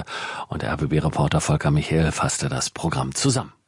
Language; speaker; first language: German; native; German